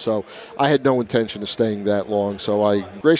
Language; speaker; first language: English; native; English